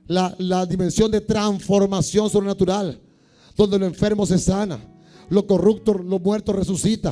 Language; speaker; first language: Spanish; native; Spanish